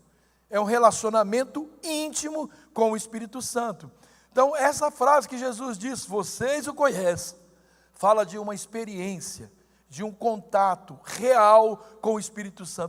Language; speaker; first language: Portuguese; native; Portuguese